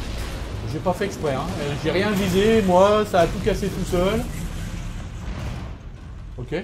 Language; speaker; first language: French; native; French